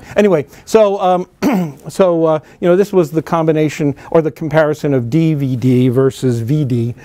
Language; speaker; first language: English; native; English